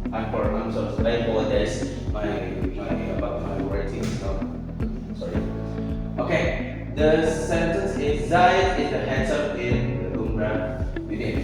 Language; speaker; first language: English; non-native, learner; Indonesian